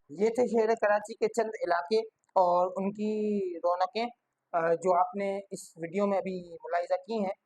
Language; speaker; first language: Urdu; non-native, local second language; Memoni